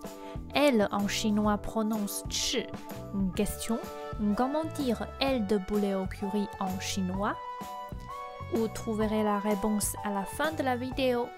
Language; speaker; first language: French; non-native, fluent; Chinese